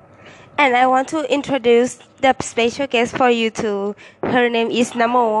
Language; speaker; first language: English; non-native, learner; Thai